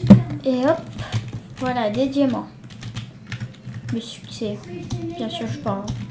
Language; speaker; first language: French; native; French